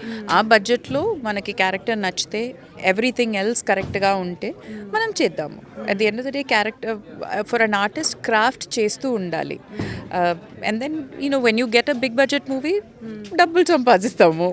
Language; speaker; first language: Telugu; non-native, local second language; Malayalam